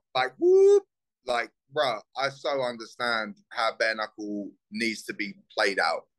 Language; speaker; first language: English; native; English